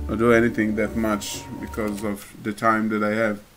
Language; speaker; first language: English; non-native, fluent; Hebrew